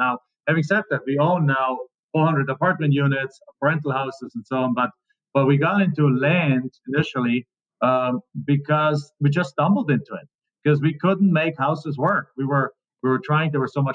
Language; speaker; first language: English; non-native, fluent; German